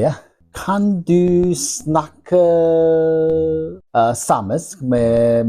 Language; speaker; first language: Norwegian; non-native, learner; Welsh